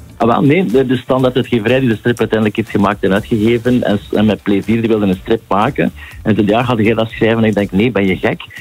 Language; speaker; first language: Dutch; native; Dutch